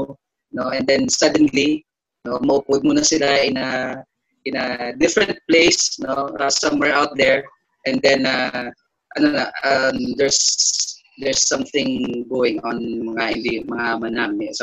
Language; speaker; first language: English; non-native, local second language; Hiligaynon